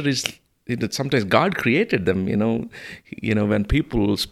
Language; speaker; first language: English; non-native, local second language; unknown